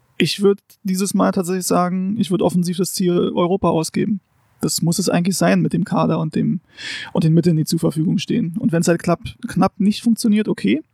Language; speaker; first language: German; non-native, local second language; Ladin